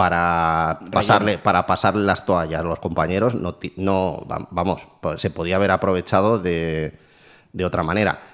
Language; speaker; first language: Spanish; native; Spanish